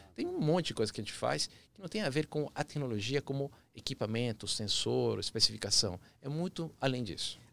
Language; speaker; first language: Portuguese; early bilingual, other home language; Spanish